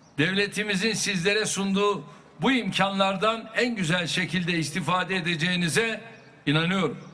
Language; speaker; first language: Turkish; native; Turkish